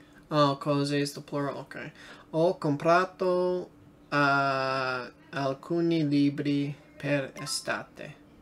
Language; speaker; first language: Italian; non-native, learner; English